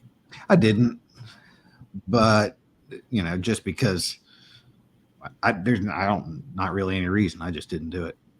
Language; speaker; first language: English; native; English